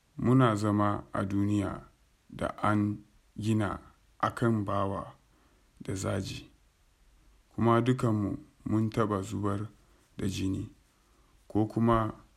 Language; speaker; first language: Hausa; non-native, local second language; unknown